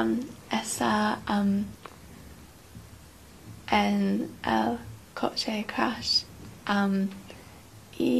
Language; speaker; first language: Spanish; non-native, learner; English